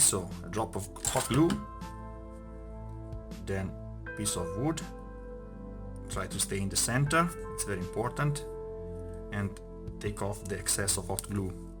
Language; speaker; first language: English; non-native, fluent; Italian